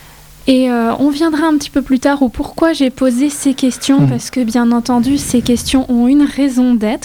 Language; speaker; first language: French; native; French